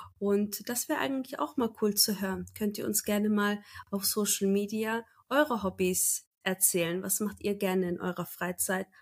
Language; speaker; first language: German; early bilingual, other home language; Turkish